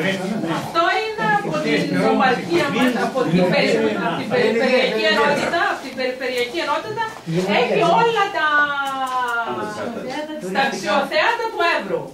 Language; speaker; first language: Greek; native; Greek